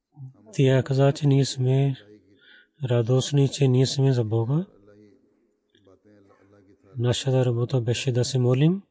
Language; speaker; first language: Bulgarian; non-native, learner; Urdu